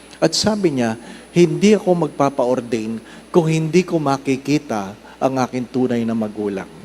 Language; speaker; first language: Filipino; non-native, local second language; Cebuano